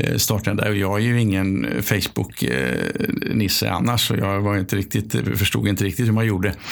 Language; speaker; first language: Swedish; native; Swedish